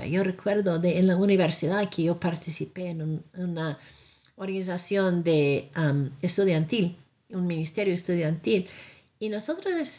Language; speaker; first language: Spanish; non-native, fluent; English